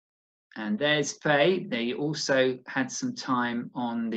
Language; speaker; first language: English; native; English